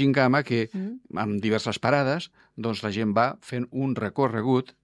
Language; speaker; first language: Catalan; non-native, fluent; Spanish